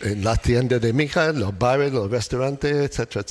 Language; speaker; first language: Spanish; non-native, learner; English